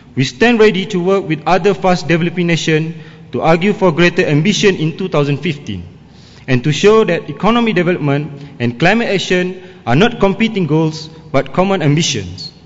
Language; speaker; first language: English; non-native, local second language; Malay